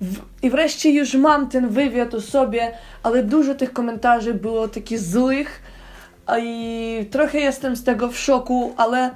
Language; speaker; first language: Polish; non-native, learner; Ukrainian